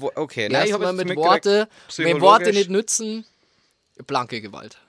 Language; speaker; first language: German; non-native, local second language; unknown